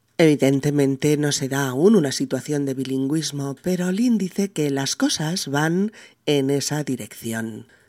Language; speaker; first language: Spanish; native; Spanish